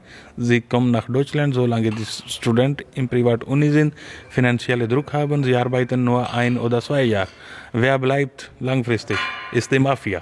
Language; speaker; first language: German; non-native, learner; Urdu